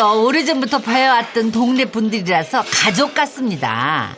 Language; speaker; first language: Korean; native; Korean